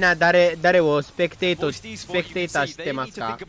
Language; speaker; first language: Japanese; non-native, learner; Filipino